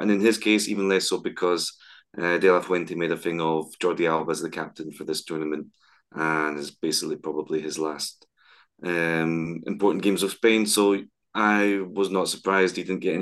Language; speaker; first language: English; native; English